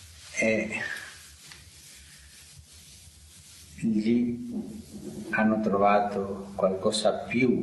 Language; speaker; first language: Italian; non-native, fluent; Spanish